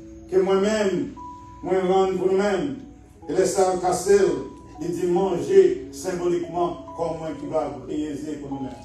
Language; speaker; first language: French; native; French